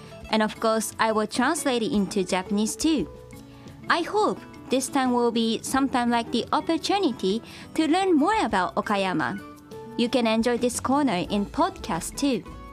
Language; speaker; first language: English; non-native, fluent; Japanese